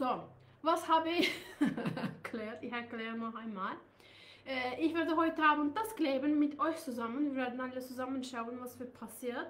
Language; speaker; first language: German; non-native, learner; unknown